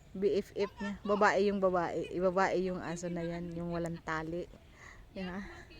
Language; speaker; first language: Filipino; non-native, local second language; Cebuano